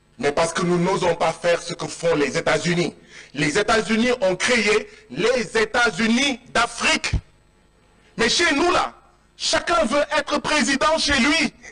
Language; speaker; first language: French; non-native, local second language; Wolof